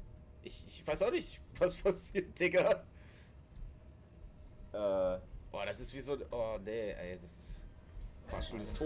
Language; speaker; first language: German; native; German